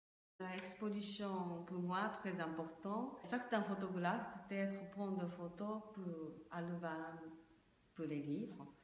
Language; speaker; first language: French; non-native, learner; Japanese